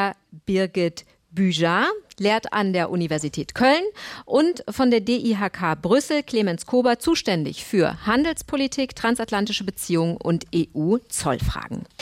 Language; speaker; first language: German; native; German